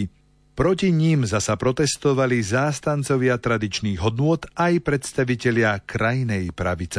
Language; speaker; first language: Slovak; native; Slovak